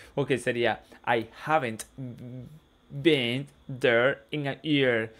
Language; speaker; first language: English; non-native, learner; Spanish